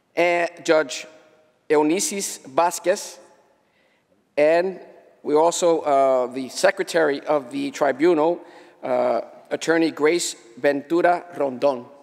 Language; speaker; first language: English; early bilingual, other home language; Spanish